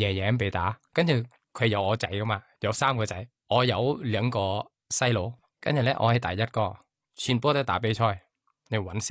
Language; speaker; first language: Cantonese; non-native, learner; Thai